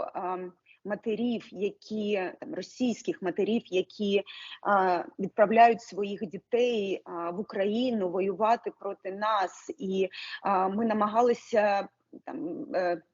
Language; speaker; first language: Ukrainian; non-native, local second language; Russian